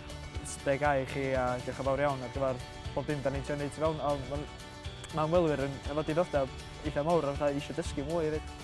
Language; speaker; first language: Welsh; native; Welsh